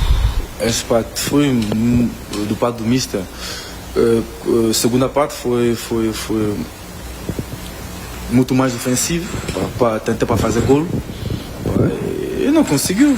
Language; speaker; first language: Portuguese; non-native, learner; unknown